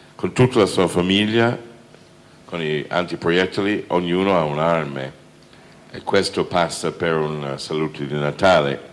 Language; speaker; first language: Italian; non-native, fluent; English